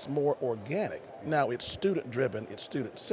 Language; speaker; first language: English; native; English